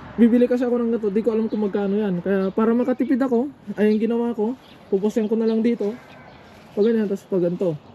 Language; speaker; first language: Filipino; non-native, local second language; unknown